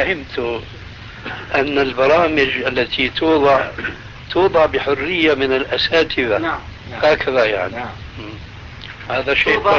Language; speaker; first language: Arabic; non-native, fluent; Albanian